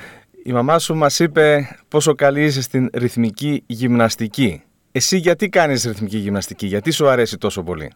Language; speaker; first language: Greek; native; Greek